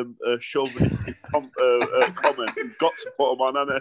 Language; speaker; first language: English; native; English